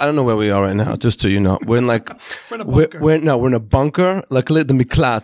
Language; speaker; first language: English; non-native, fluent; Hebrew